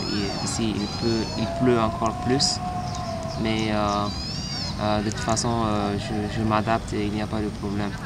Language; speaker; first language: French; non-native, local second language; Fula